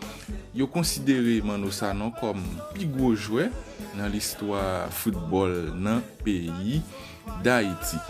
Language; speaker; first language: French; non-native, learner; Haitian Creole